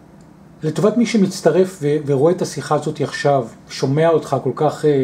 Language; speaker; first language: Hebrew; native; Hebrew